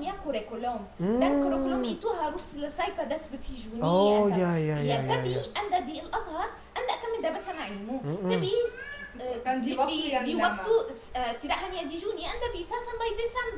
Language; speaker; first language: Indonesian; non-native, learner; Arabic